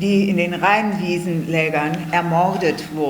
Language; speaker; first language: German; native; German